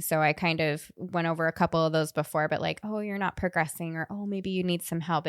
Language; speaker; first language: English; native; English